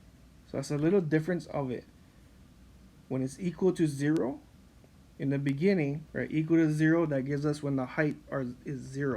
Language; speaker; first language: English; native; English